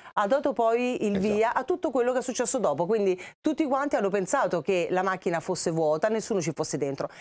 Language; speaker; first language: Italian; native; Italian